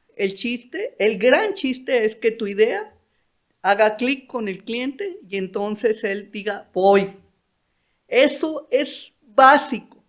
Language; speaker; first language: Spanish; native; Spanish